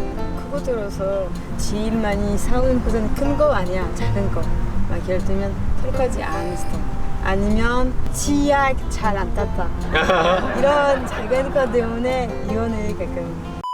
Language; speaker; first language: Korean; non-native, learner; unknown